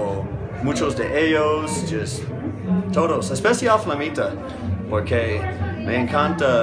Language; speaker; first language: Spanish; non-native, learner; English